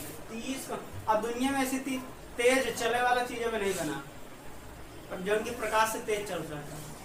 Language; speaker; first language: Hindi; native; Hindi